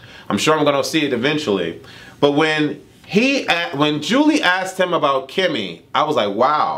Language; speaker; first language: English; native; English